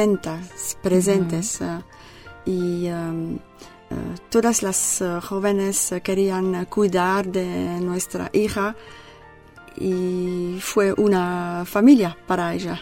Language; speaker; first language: Spanish; non-native, learner; French